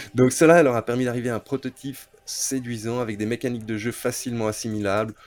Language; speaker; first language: French; native; French